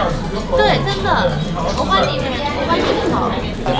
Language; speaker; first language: Chinese; non-native, fluent; Japanese